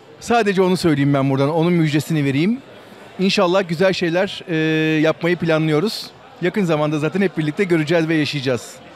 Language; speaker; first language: Turkish; native; Turkish